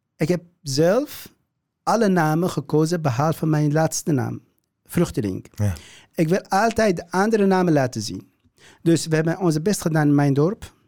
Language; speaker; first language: Dutch; non-native, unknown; Kurdish